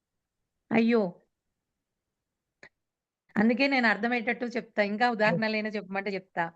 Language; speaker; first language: Telugu; native; Telugu